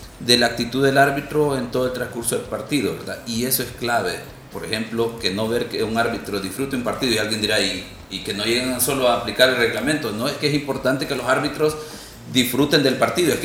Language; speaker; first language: Spanish; native; Spanish